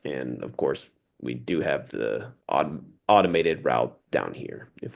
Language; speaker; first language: English; native; English